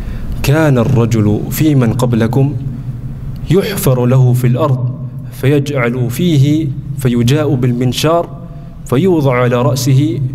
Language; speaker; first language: Arabic; non-native, fluent; Indonesian